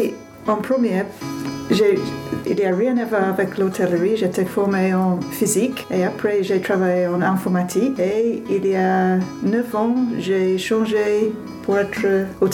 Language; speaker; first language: French; non-native, learner; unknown